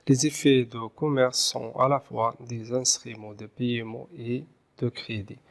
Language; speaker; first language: French; non-native, local second language; Arabic